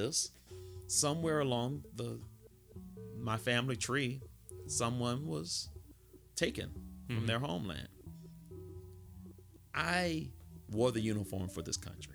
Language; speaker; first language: English; native; English